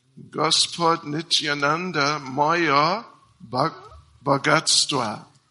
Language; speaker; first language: Russian; non-native, learner; English